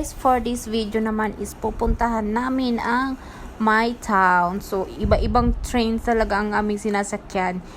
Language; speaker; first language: Filipino; native; Filipino